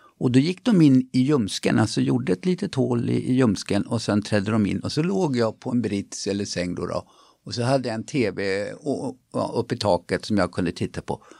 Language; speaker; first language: Swedish; non-native, fluent; German